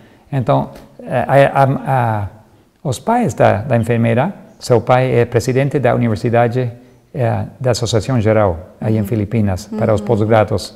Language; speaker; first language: Portuguese; non-native, fluent; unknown